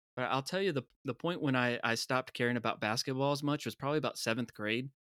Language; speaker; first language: English; native; English